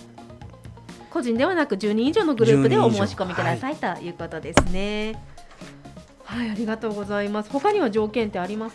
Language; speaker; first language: Japanese; native; Japanese